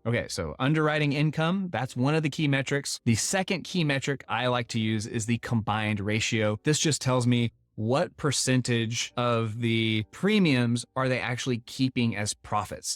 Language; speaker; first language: English; native; English